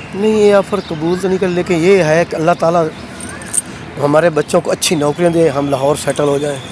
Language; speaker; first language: Urdu; non-native, local second language; Punjabi